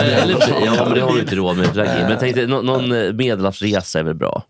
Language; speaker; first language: Swedish; native; Swedish